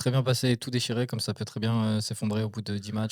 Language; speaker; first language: French; native; French